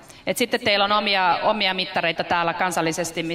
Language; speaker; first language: Finnish; native; Finnish